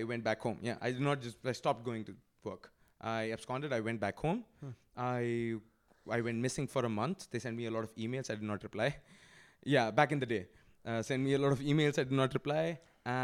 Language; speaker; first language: English; non-native, local second language; Odia